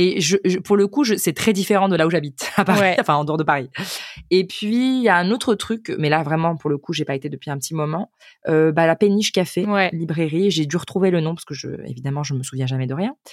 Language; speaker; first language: French; native; French